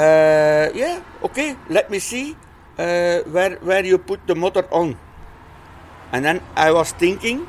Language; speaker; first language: English; non-native, learner; Dutch